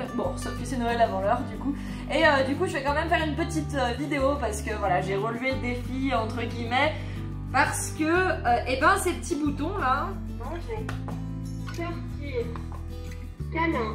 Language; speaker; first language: French; native; French